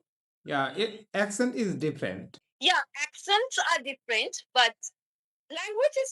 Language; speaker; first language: English; non-native, learner; Bangla